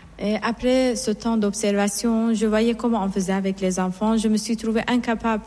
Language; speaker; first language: French; non-native, fluent; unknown